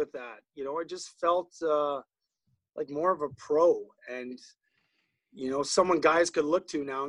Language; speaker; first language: English; native; English